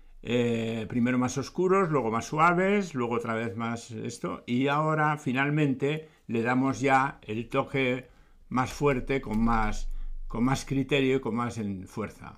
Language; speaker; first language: Spanish; native; Spanish